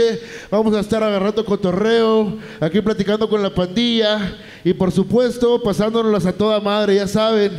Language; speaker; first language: Spanish; native; Spanish